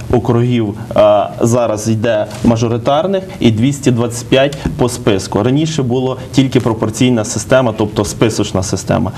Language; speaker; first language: Ukrainian; native; Ukrainian